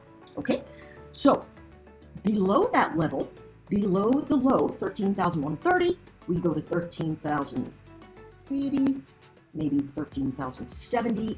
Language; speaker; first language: English; native; English